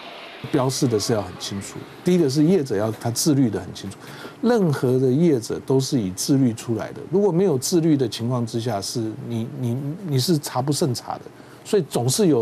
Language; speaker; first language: Chinese; native; Chinese